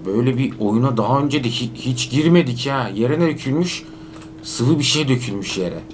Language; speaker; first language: Turkish; native; Turkish